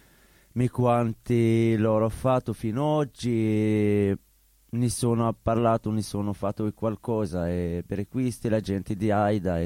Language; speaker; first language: Italian; non-native, learner; Arabic